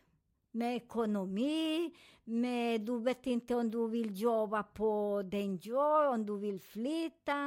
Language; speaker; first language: Swedish; non-native, fluent; Spanish